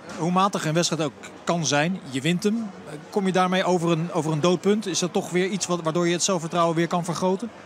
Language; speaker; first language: Dutch; native; Dutch